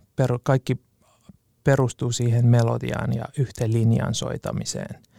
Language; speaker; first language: Finnish; non-native, fluent; Kurdish